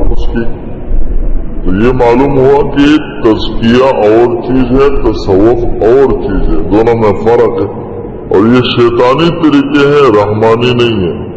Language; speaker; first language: Urdu; non-native, local second language; Pashto